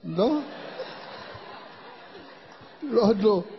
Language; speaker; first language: Hebrew; non-native, learner; French